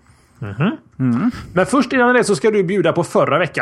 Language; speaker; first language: Swedish; native; Swedish